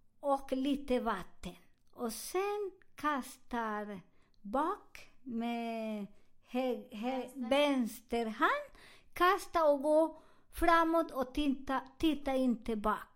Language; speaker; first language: Swedish; non-native, learner; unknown